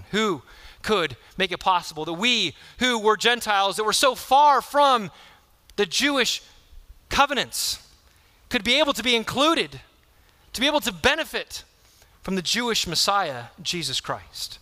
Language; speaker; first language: English; native; English